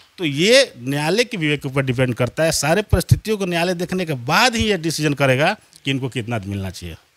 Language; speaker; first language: Hindi; native; Hindi